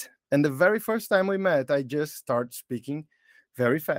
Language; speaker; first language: English; non-native, fluent; Portuguese